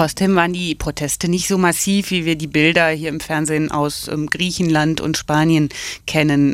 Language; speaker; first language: German; native; German